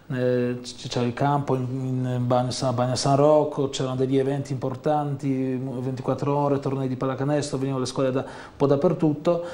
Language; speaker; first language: Italian; non-native, fluent; Polish